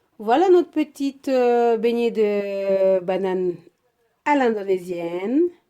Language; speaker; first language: French; non-native, fluent; Indonesian